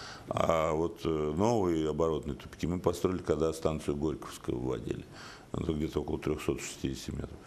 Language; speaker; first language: Russian; native; Russian